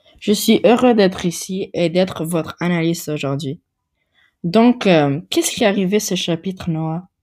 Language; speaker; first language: French; non-native, learner; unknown